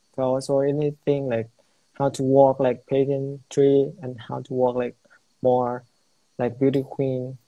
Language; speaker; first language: English; non-native, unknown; Thai